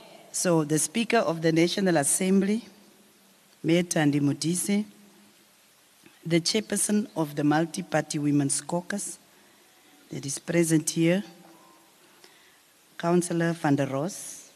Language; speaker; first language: English; non-native, local second language; Afrikaans